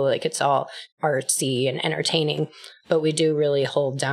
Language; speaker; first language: English; native; English